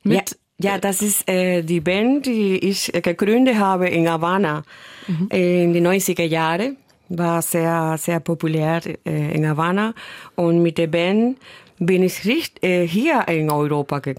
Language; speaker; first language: German; non-native, learner; Spanish